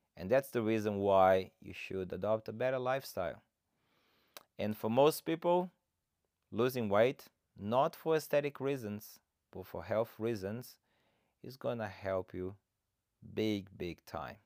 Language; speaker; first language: English; non-native, fluent; Portuguese